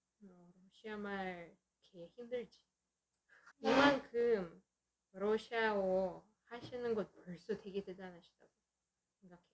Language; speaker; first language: Korean; non-native, fluent; Russian